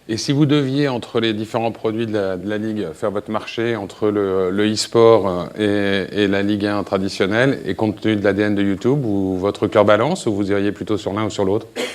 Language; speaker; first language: French; native; French